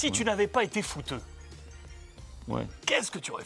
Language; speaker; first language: French; native; French